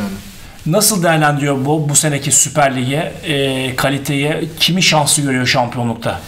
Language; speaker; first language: Turkish; native; Turkish